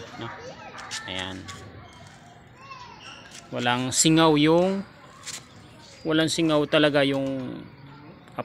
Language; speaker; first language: Filipino; native; Filipino